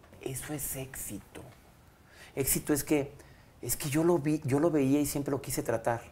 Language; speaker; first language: Spanish; native; Spanish